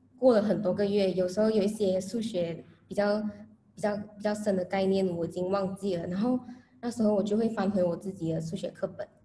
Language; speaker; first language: Chinese; native; Chinese